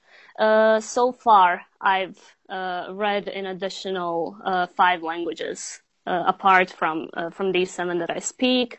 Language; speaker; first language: English; non-native, fluent; Bosnian